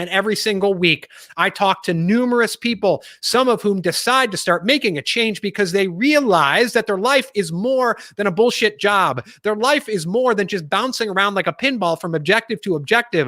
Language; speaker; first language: English; native; English